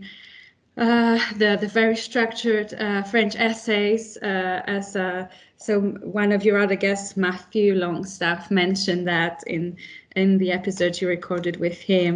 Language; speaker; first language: English; non-native, fluent; Polish